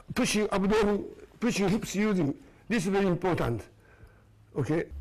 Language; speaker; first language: English; non-native, learner; Japanese